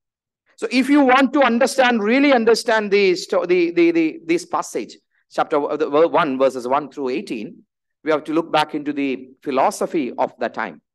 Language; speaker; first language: English; non-native, local second language; Malayalam